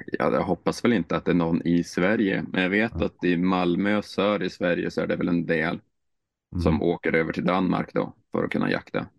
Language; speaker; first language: Swedish; native; Swedish